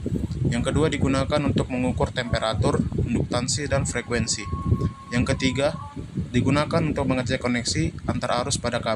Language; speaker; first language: Indonesian; native; Indonesian